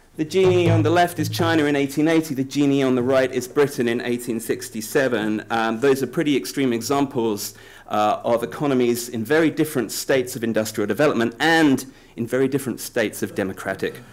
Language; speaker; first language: English; native; English